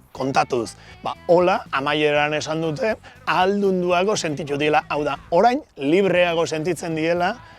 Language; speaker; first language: Basque; native; Basque